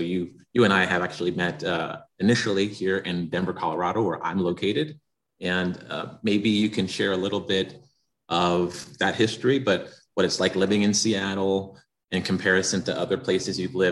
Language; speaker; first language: English; native; English